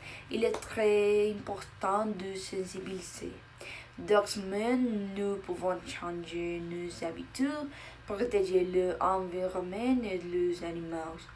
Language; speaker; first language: French; non-native, learner; Spanish